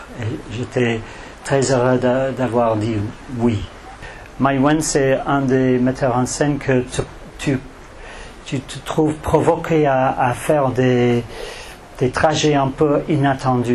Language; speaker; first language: French; non-native, fluent; English